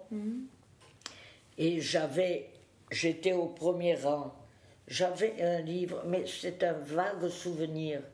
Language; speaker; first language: French; native; French